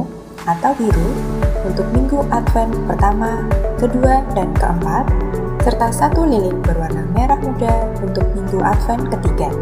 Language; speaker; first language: Indonesian; native; Indonesian